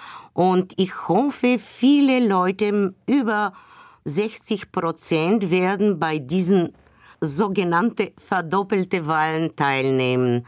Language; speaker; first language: German; non-native, fluent; Bulgarian